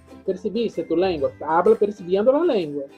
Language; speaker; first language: Spanish; non-native, fluent; Portuguese